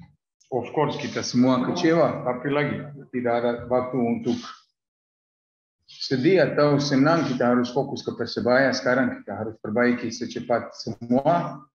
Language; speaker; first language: Indonesian; non-native, learner; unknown